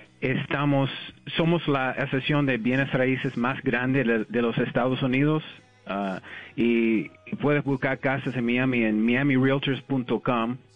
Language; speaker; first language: Spanish; early bilingual, heritage; English